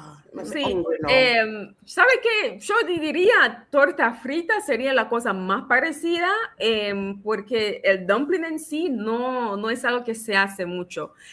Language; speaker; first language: Spanish; non-native, fluent; English